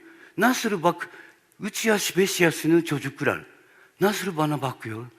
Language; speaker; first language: Turkish; non-native, learner; Japanese